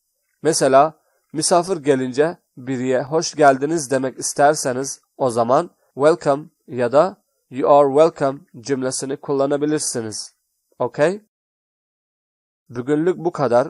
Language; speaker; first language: Turkish; non-native, fluent; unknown